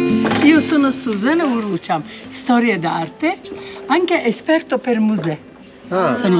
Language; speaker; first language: Italian; non-native, learner; Turkish